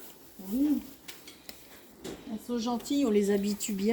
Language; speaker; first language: French; native; French